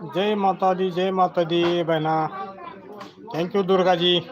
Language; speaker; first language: Hindi; non-native, local second language; Marathi